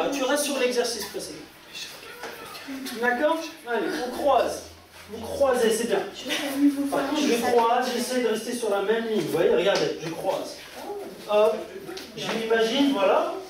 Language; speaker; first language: French; native; French